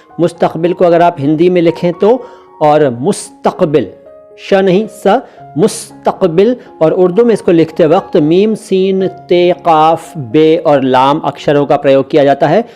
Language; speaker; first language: Hindi; native; Hindi